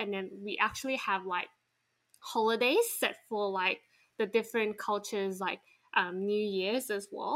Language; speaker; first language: English; non-native, local second language; Chinese